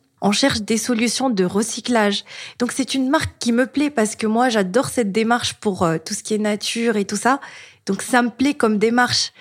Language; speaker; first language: French; non-native, local second language; Arabic